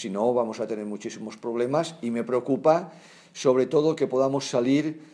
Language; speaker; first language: Spanish; non-native, local second language; Catalan